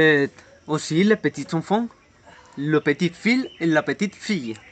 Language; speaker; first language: French; non-native, learner; Spanish